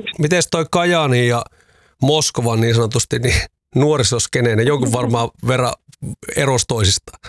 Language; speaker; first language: Finnish; native; Finnish